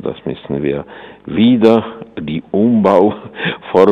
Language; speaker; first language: German; non-native, fluent; Czech